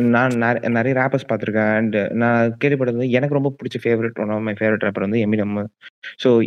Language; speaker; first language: Tamil; native; Tamil